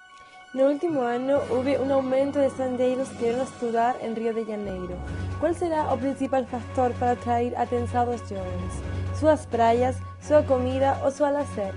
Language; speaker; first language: Spanish; non-native, learner; Portuguese